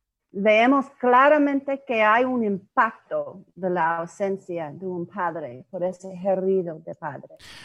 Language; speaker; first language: Spanish; non-native, learner; English